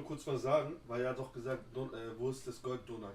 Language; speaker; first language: German; native; German